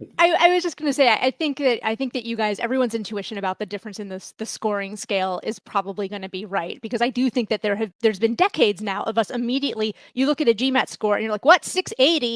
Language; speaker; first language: English; native; English